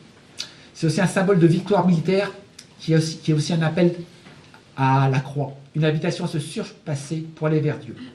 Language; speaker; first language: French; native; French